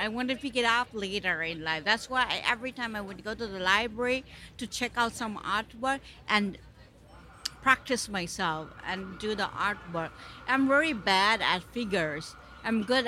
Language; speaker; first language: English; non-native, local second language; Bangla